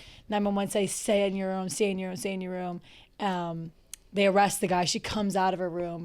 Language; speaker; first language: English; native; English